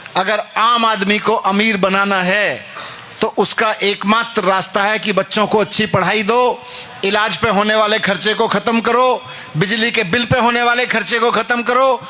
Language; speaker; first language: Hindi; native; Hindi